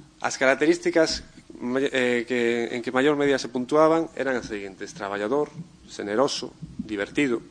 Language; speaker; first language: Galician; non-native, local second language; Spanish